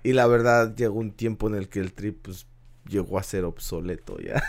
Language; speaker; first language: Spanish; native; Spanish